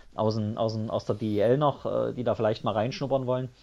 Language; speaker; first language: German; native; German